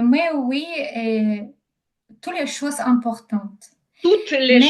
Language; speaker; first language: French; non-native, learner; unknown